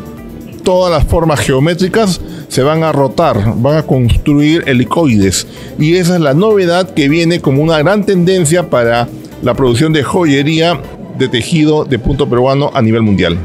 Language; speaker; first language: Spanish; native; Spanish